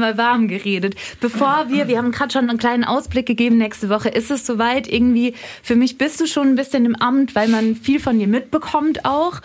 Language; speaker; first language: German; native; German